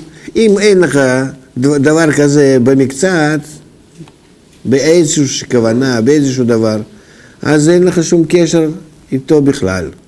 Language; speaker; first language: Hebrew; non-native, fluent; Russian